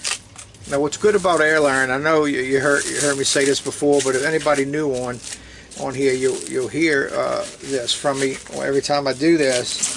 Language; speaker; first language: English; native; English